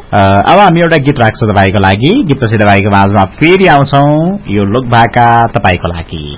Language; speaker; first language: Nepali; non-native, local second language; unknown